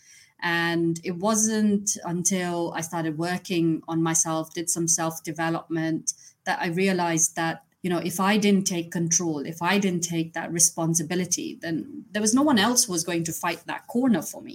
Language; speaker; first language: English; non-native, local second language; Gujarati